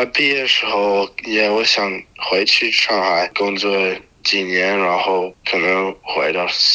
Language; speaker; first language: Chinese; non-native, learner; English